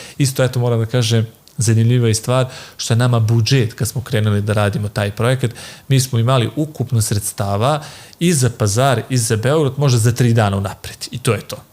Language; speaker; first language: Bosnian; native; Bosnian